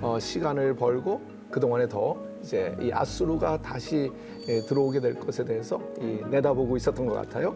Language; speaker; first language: Korean; native; Korean